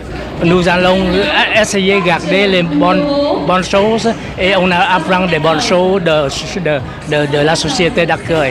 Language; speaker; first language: French; non-native, fluent; Vietnamese